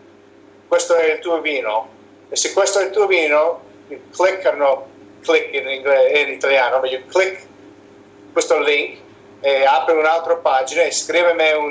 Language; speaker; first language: Italian; non-native, learner; English